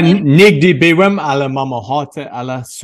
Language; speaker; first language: Polish; non-native, learner; English